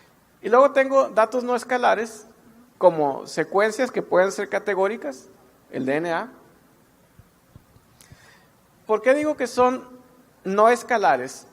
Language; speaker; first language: Spanish; native; Spanish